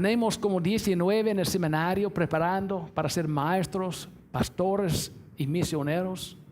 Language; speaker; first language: Spanish; non-native, fluent; English